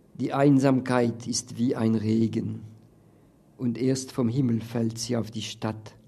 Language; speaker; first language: German; non-native, fluent; French